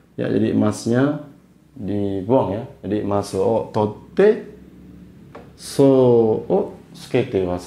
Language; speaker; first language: Japanese; non-native, learner; Indonesian